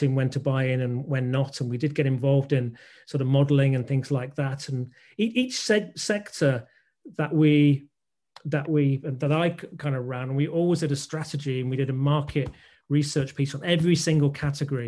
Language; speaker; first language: English; native; English